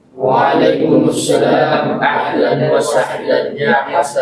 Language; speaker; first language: Arabic; non-native, learner; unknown